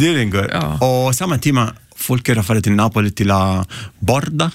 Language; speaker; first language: Icelandic; non-native, learner; Italian